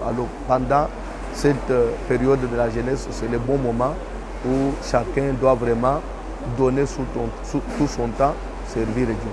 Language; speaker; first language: French; non-native, local second language; Lingala